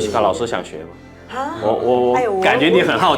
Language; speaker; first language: Chinese; native; Chinese